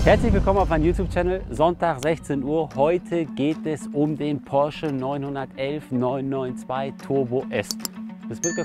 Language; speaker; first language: German; native; German